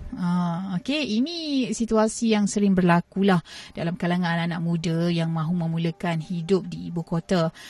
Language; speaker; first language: Malay; native; Malay